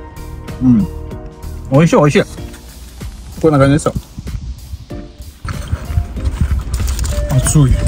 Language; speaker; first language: Japanese; native; Japanese